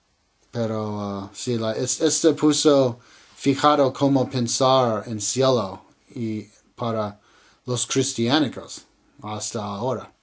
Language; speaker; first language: Spanish; non-native, learner; English